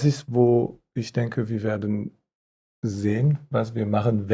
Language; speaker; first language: German; non-native, fluent; French